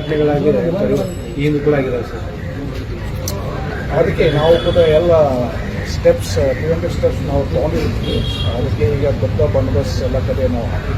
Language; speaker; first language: Kannada; non-native, fluent; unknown